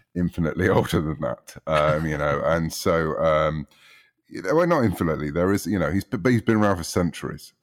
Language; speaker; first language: English; native; English